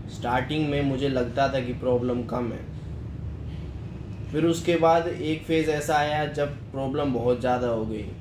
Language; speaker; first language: Hindi; native; Hindi